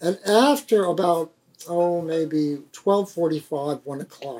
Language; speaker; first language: English; native; English